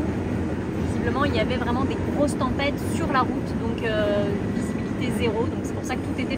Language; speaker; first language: French; native; French